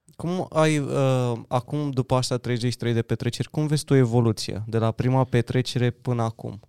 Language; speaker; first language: Romanian; native; Romanian